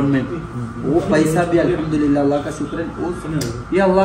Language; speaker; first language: Hindi; non-native, local second language; Malayalam